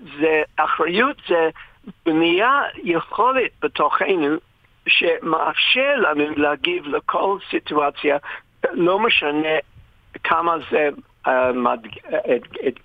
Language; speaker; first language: Hebrew; non-native, fluent; English